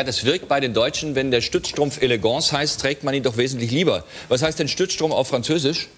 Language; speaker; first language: German; native; German